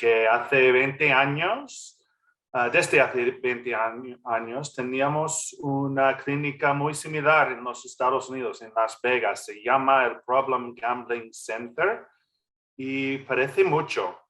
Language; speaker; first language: Spanish; non-native, fluent; English